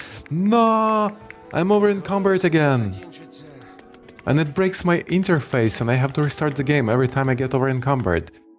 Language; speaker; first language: English; non-native, fluent; Russian